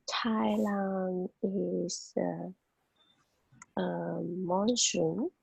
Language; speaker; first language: English; non-native, learner; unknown